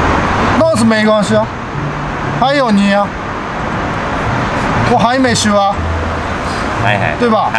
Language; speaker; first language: Chinese; non-native, fluent; Japanese